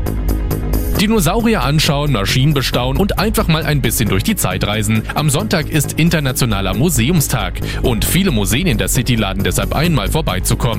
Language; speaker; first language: German; native; German